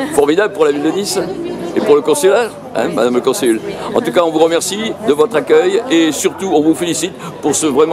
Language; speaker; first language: French; native; French